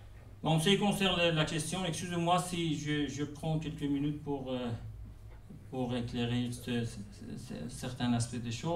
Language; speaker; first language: French; non-native, fluent; Persian